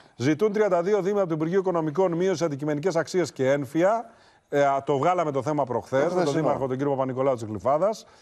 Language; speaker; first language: Greek; native; Greek